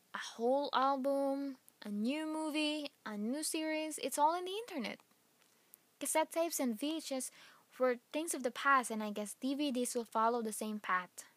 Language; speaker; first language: English; non-native, local second language; Filipino